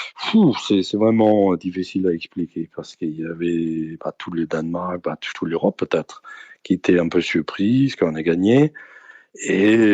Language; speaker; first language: French; non-native, fluent; Danish